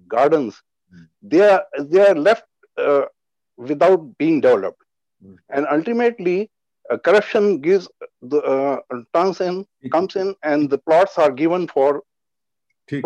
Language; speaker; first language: English; non-native, local second language; Urdu